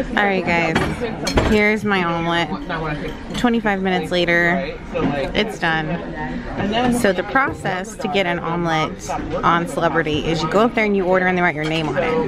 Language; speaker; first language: English; native; English